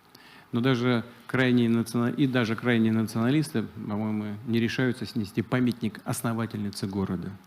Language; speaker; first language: Russian; native; Russian